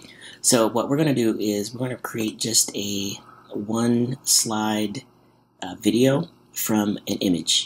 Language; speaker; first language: English; native; English